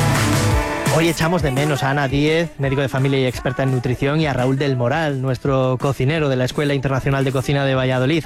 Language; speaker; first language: Spanish; native; Spanish